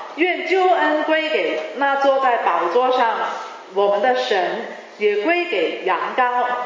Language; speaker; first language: Chinese; non-native, local second language; Cantonese